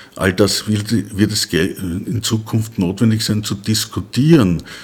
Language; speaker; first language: German; native; German